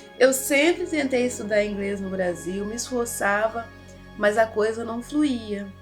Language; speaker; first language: Portuguese; native; Portuguese